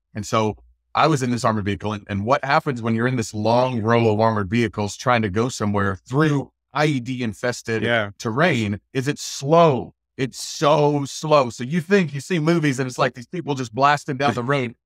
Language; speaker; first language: English; native; English